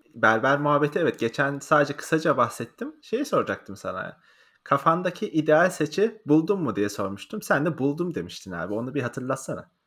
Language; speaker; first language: Turkish; native; Turkish